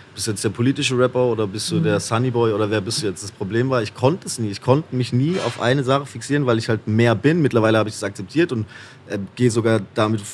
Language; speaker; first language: German; native; German